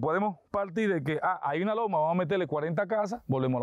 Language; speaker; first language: Spanish; native; Spanish